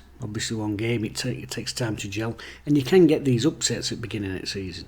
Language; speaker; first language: English; native; English